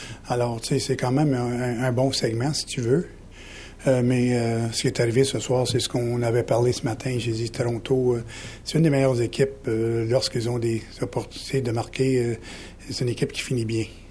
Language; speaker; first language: French; native; French